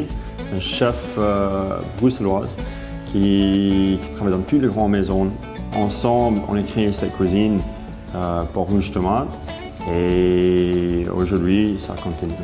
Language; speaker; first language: French; non-native, fluent; English